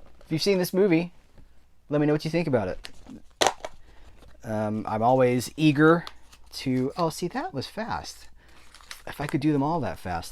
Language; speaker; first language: English; native; English